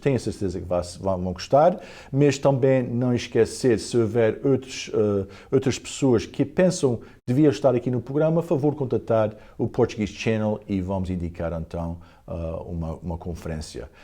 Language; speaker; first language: Portuguese; early bilingual, heritage; Portuguese